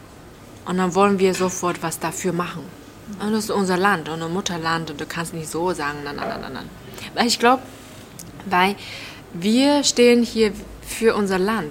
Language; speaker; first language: German; non-native, fluent; Chinese